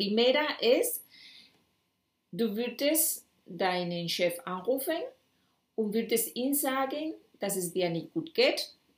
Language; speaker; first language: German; non-native, fluent; Spanish